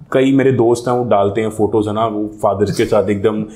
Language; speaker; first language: Hindi; native; Hindi